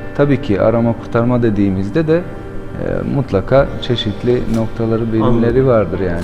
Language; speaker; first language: Turkish; non-native, fluent; Albanian